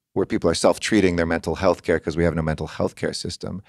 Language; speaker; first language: English; native; English